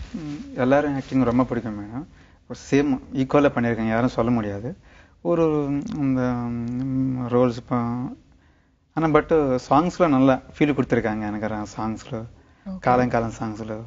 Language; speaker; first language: Tamil; native; Tamil